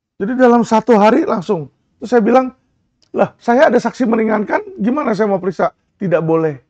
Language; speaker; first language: Indonesian; native; Indonesian